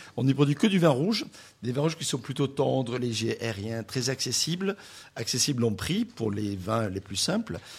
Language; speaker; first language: French; native; French